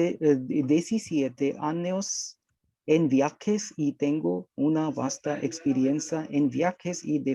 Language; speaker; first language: Spanish; non-native, learner; Hindi